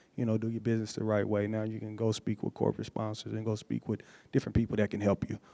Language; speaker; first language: English; native; English